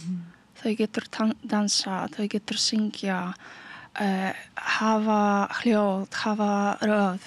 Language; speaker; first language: Icelandic; non-native, learner; Polish